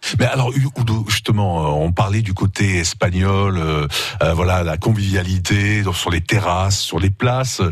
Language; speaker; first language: French; native; French